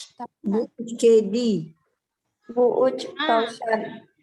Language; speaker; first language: Turkish; non-native, learner; Indonesian